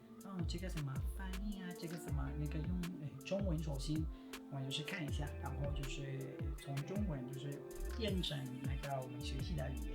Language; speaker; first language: Chinese; non-native, fluent; Spanish